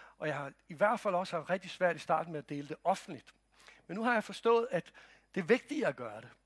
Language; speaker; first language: Danish; non-native, fluent; Croatian